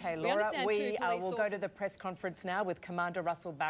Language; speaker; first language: English; native; English